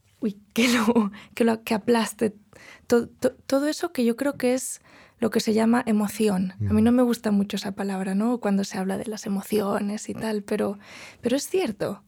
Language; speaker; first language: Spanish; non-native, local second language; Catalan